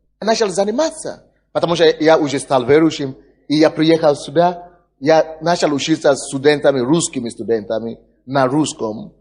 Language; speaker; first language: Russian; non-native, fluent; Yoruba